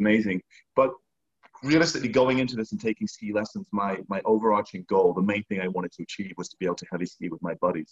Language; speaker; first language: English; native; English